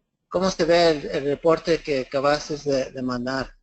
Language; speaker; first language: Spanish; early bilingual, heritage; English